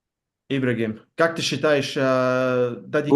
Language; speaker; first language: Russian; non-native, learner; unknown